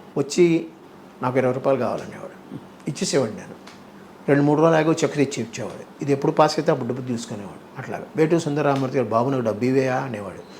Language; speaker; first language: Telugu; native; Telugu